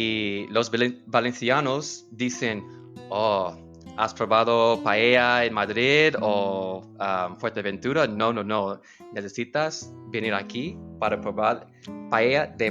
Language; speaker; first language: Spanish; non-native, fluent; English